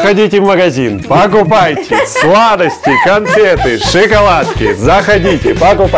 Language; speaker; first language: Russian; native; Russian